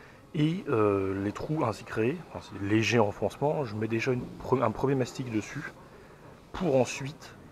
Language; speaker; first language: French; native; French